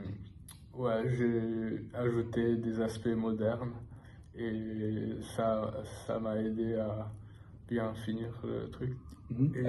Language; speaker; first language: French; non-native, fluent; English